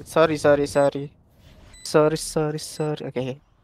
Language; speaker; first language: English; non-native, local second language; Malay